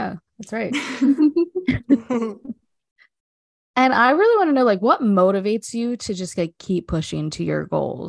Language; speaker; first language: English; native; English